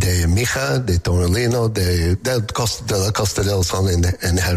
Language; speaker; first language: Spanish; non-native, learner; English